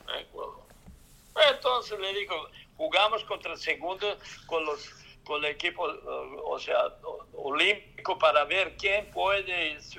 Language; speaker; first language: Spanish; non-native, fluent; Serbian